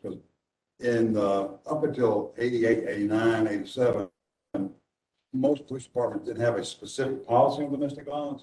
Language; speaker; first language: English; native; English